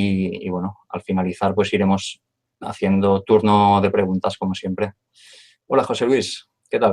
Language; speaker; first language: Spanish; native; Spanish